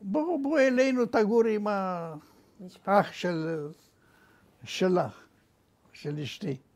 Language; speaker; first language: Hebrew; non-native, fluent; Romanian